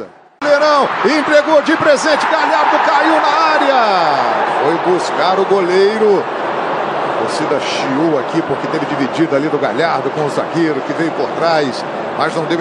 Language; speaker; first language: Portuguese; native; Portuguese